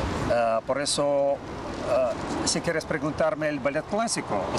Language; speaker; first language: Spanish; non-native, learner; Russian